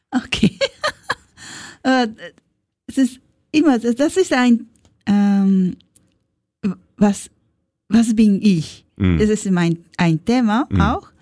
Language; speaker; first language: German; non-native, learner; Japanese